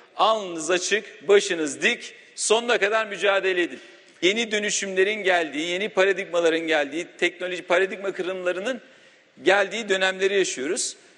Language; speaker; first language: Turkish; native; Turkish